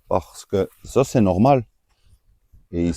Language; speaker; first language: French; non-native, local second language; Dutch